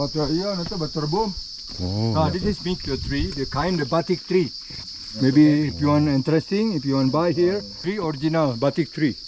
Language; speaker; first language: English; non-native, learner; Indonesian